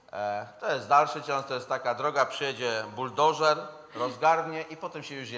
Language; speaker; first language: Polish; native; Polish